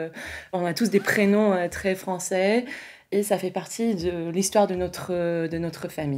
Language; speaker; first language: French; non-native, fluent; English